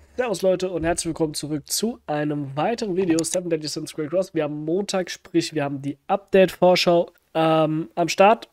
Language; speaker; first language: German; native; German